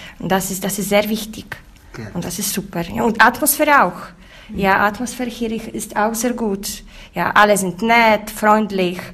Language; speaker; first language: German; non-native, learner; Polish